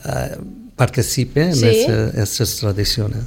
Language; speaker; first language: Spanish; early bilingual, heritage; Spanish